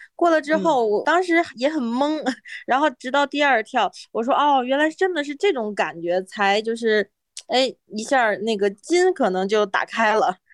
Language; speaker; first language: Chinese; native; Chinese